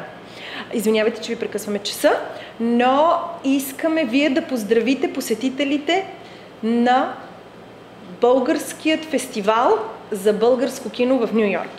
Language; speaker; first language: Bulgarian; native; Bulgarian